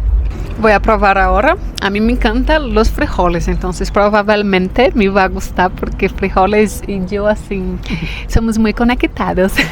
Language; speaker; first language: Spanish; non-native, fluent; Portuguese